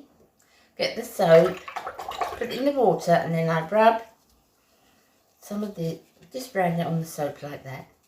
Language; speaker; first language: English; native; English